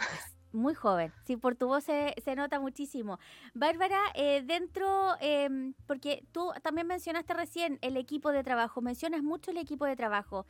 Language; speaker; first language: Spanish; native; Spanish